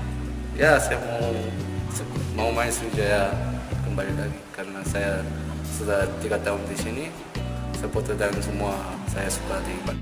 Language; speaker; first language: Indonesian; non-native, learner; Korean